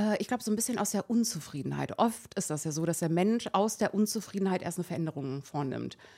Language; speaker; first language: German; early bilingual, other home language; Persian